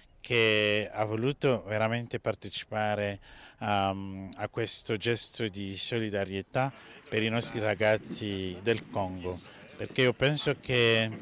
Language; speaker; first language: Italian; non-native, fluent; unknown